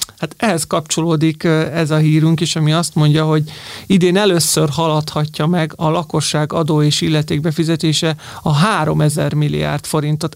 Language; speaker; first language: Hungarian; native; Hungarian